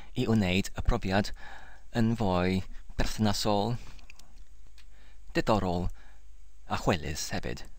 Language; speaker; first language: Welsh; non-native, learner; English